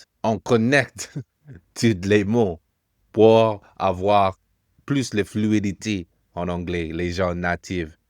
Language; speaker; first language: French; non-native, fluent; English